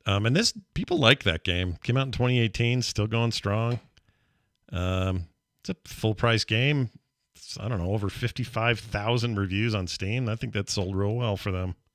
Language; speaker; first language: English; native; English